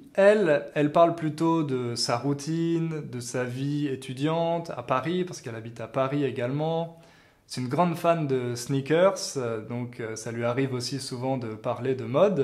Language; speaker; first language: French; native; French